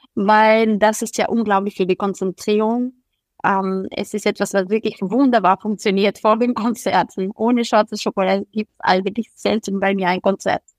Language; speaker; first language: German; non-native, fluent; Spanish